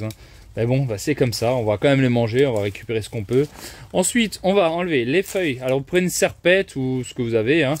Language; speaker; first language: French; native; French